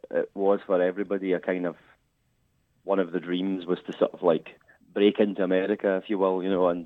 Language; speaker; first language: English; native; English